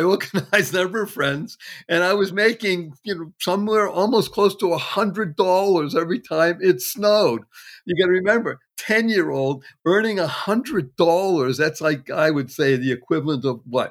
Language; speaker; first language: English; native; English